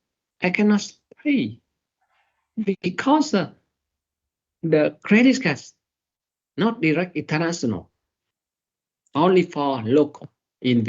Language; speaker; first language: English; non-native, learner; Vietnamese